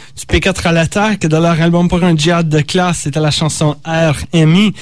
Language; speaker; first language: French; native; French